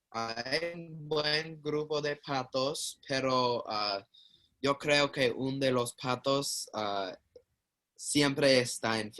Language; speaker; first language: Spanish; non-native, learner; English